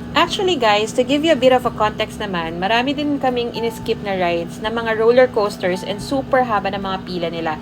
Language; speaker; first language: Filipino; native; Filipino